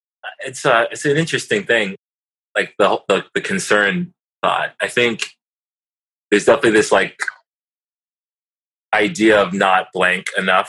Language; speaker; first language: English; native; English